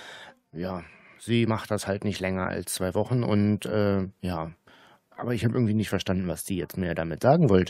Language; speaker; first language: German; native; German